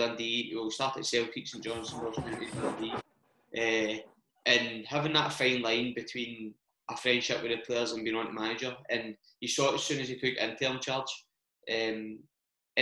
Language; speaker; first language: English; native; English